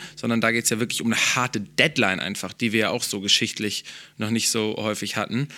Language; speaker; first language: German; native; German